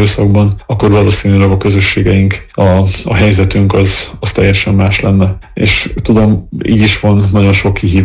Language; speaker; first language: Hungarian; native; Hungarian